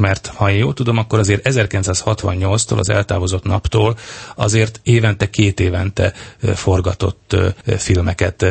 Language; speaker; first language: Hungarian; native; Hungarian